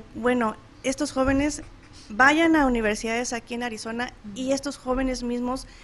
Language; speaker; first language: Spanish; native; Spanish